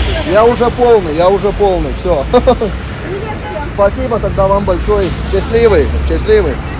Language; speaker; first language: Russian; non-native, learner; Lithuanian